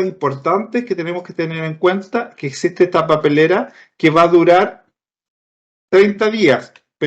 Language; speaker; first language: Spanish; native; Spanish